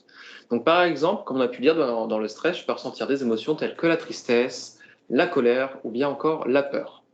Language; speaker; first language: French; native; French